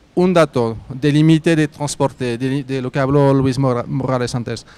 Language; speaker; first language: Spanish; non-native, fluent; French